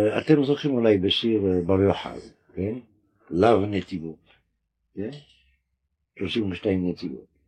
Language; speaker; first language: Hebrew; non-native, fluent; French